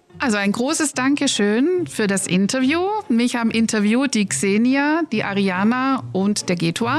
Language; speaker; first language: German; native; German